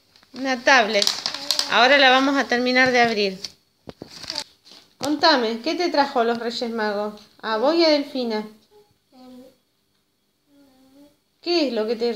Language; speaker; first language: Spanish; native; Spanish